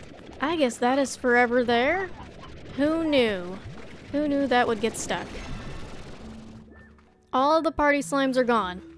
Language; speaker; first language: English; native; English